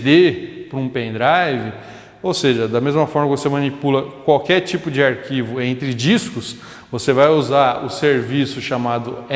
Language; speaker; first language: Portuguese; native; Portuguese